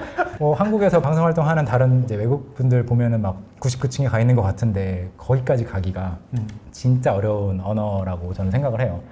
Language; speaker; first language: Korean; native; Korean